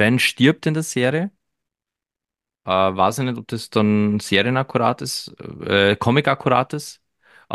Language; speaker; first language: German; native; German